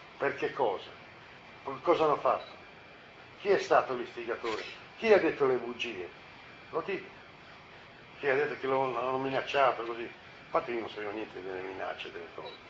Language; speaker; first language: Italian; native; Italian